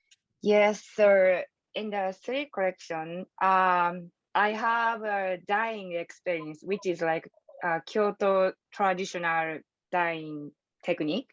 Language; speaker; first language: English; non-native, learner; Japanese